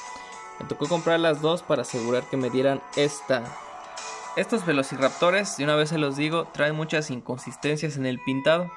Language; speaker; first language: Spanish; native; Spanish